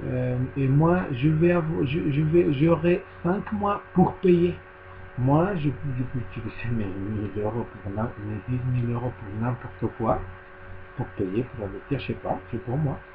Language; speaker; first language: French; non-native, learner; Spanish